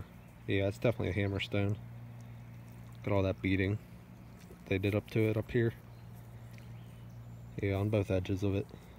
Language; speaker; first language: English; native; English